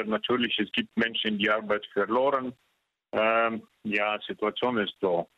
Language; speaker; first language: German; non-native, fluent; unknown